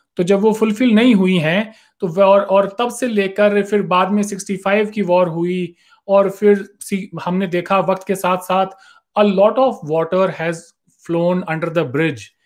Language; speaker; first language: Hindi; native; Hindi